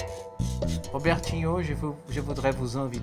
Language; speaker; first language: French; non-native, fluent; Portuguese